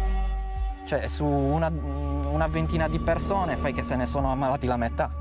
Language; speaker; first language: Italian; native; Italian